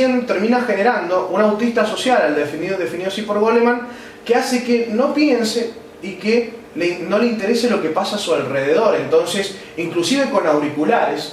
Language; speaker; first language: Spanish; native; Spanish